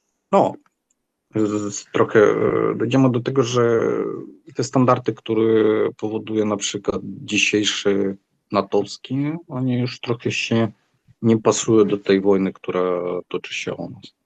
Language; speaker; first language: Polish; non-native, fluent; Ukrainian